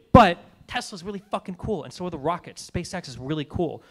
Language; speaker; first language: English; native; English